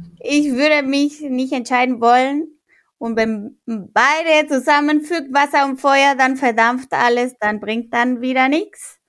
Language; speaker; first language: German; non-native, fluent; Spanish